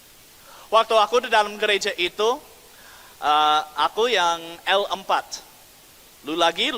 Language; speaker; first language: Indonesian; non-native, fluent; English